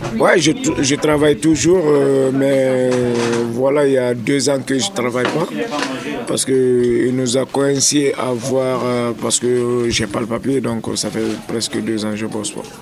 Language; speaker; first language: French; non-native, local second language; Fula